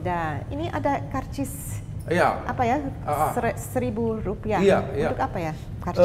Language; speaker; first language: Indonesian; non-native, fluent; English